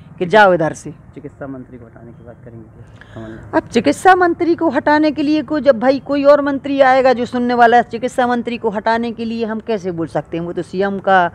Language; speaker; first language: Hindi; native; Hindi